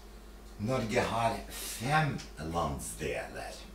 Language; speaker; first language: Norwegian; non-native, fluent; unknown